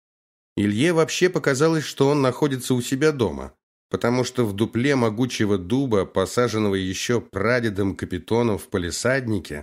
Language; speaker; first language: Russian; native; Russian